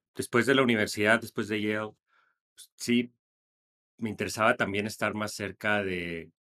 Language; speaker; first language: Spanish; native; Spanish